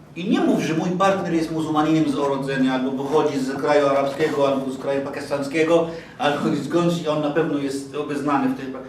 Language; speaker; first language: Polish; non-native, fluent; Arabic